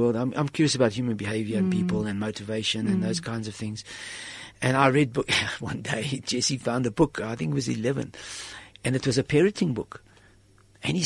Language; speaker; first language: English; native; English